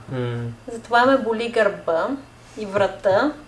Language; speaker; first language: Bulgarian; non-native, fluent; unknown